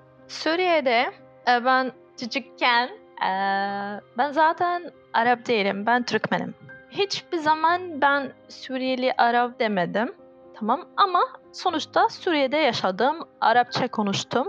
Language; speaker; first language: Turkish; non-native, learner; Arabic